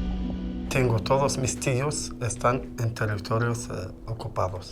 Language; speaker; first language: Spanish; non-native, fluent; Arabic